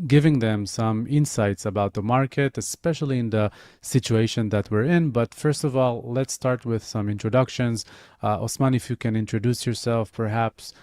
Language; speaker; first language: English; non-native, fluent; Hebrew